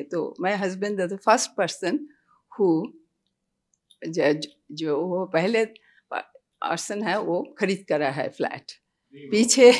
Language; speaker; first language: Hindi; non-native, local second language; Bangla